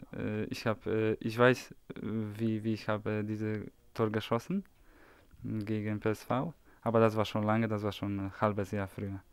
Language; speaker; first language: German; non-native, learner; Polish